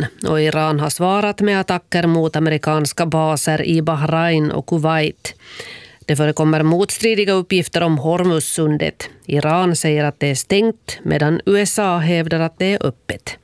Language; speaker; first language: Swedish; native; Swedish